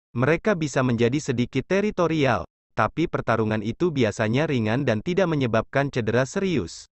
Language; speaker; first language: Indonesian; native; Indonesian